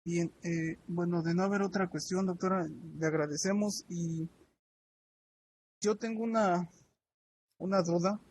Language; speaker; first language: Spanish; native; Spanish